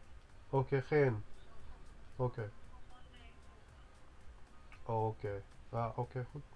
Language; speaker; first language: Dutch; non-native, learner; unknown